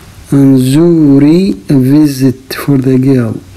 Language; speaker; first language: English; non-native, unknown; Arabic